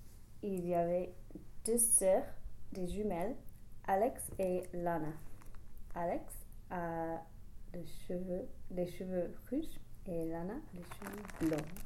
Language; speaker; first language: French; non-native, learner; English